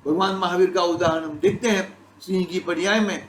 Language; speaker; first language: Hindi; non-native, local second language; Gujarati